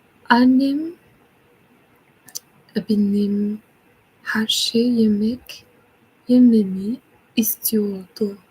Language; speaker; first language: Turkish; non-native, learner; English